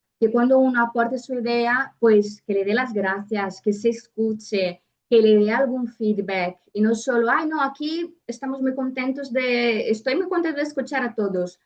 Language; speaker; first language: Spanish; non-native, fluent; Portuguese